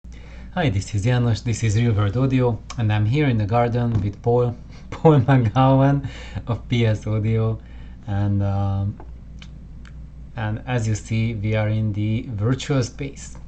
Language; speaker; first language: English; non-native, fluent; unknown